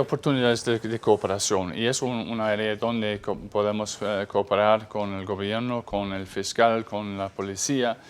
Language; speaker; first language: Spanish; non-native, fluent; English